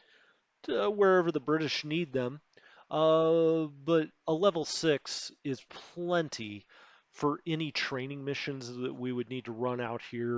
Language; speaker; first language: English; native; English